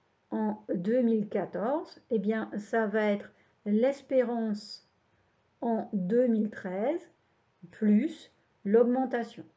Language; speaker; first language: French; native; French